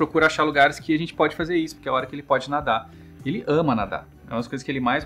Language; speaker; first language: Portuguese; native; Portuguese